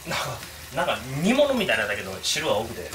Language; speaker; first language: Japanese; native; Japanese